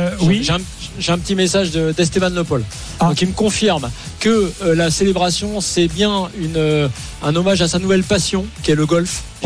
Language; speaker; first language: French; native; French